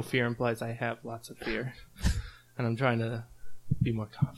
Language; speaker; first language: English; native; English